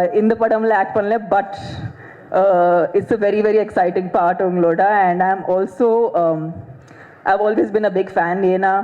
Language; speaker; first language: Tamil; non-native, fluent; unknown